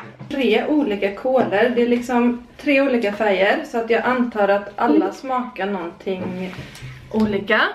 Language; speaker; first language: Swedish; native; Swedish